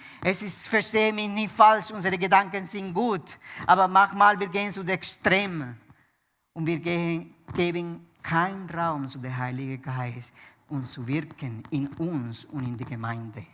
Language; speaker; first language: German; non-native, fluent; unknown